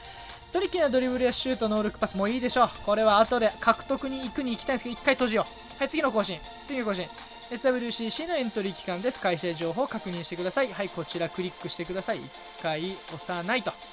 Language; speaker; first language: Japanese; native; Japanese